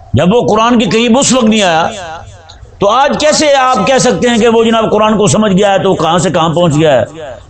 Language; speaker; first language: Urdu; non-native, local second language; Punjabi